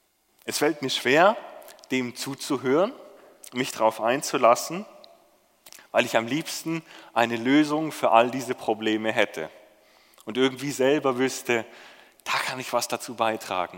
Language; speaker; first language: German; native; German